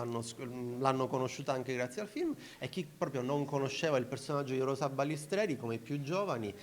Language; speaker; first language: Italian; native; Italian